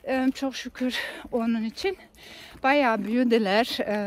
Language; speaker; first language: Turkish; non-native, fluent; German